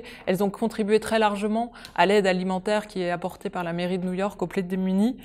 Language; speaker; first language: French; native; French